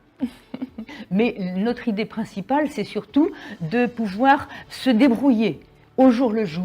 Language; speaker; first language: French; native; French